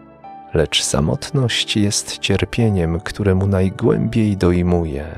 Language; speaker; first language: Polish; native; Polish